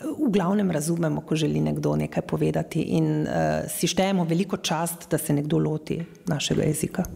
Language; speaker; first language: Slovenian; native; Slovenian